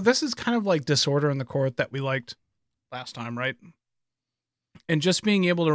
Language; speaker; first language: English; native; English